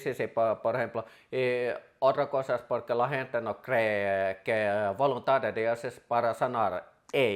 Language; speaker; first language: Spanish; non-native, fluent; Finnish